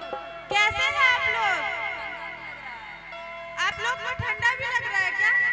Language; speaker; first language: Hindi; non-native, local second language; Maithili